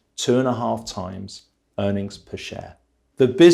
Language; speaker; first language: English; native; English